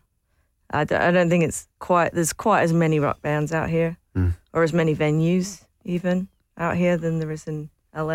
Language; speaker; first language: English; native; English